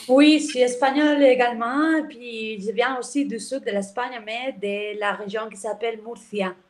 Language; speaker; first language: French; non-native, learner; Spanish